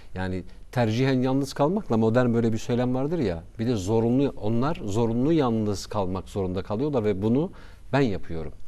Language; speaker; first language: Turkish; native; Turkish